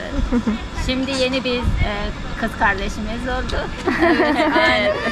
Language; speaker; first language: Turkish; non-native, fluent; Turkmen